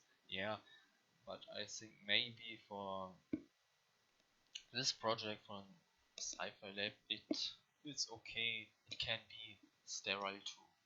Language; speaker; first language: English; non-native, learner; German